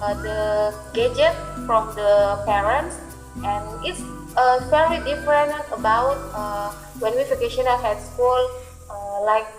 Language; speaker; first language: English; non-native, learner; Indonesian